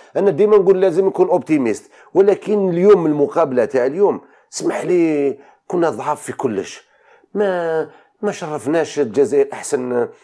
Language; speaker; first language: Arabic; native; Arabic